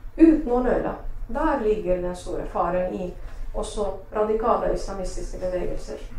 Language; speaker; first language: Norwegian; non-native, fluent; Arabic